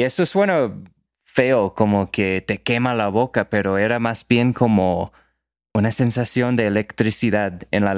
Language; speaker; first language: Spanish; non-native, fluent; English